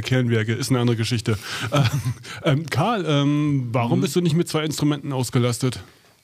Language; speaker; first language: German; native; German